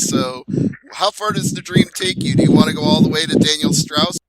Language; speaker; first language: English; native; English